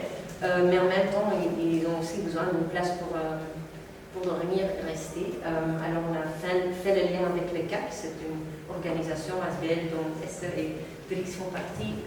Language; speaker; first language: French; non-native, local second language; Dutch